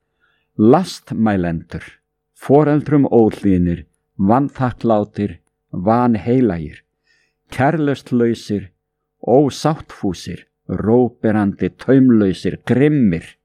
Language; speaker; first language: Icelandic; native; Icelandic